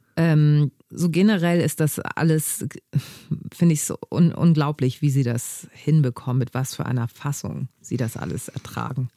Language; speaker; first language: German; early bilingual, other home language; Greek